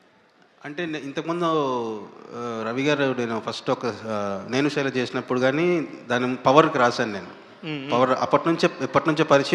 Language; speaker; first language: Telugu; native; Telugu